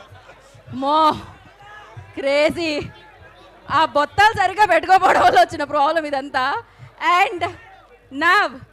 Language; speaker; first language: Telugu; native; Telugu